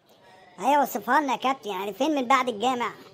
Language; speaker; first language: Arabic; native; Arabic